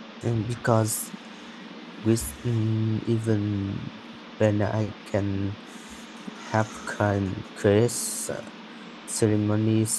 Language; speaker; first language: English; non-native, learner; Vietnamese